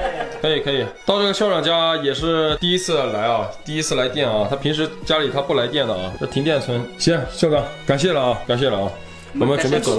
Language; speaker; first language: Chinese; native; Chinese